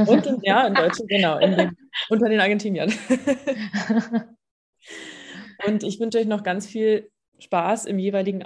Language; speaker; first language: German; native; German